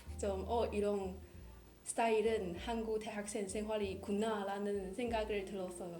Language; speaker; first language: Korean; non-native, learner; Chinese